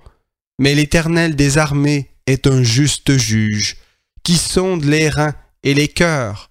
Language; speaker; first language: French; native; French